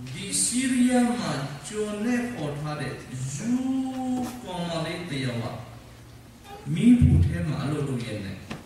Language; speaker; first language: Burmese; non-native, local second language; Hakha Chin